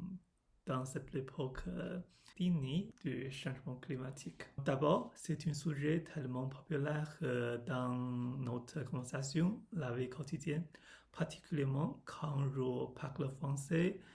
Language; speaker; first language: French; non-native, learner; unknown